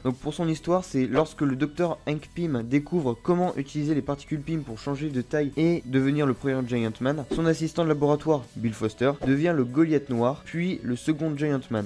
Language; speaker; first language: French; native; French